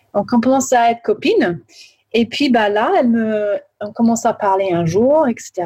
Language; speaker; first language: French; early bilingual, heritage; French